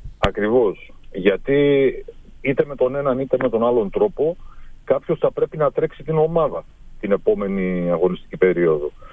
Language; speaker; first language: Greek; native; Greek